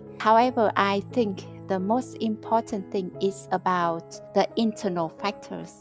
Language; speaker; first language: English; non-native, fluent; Vietnamese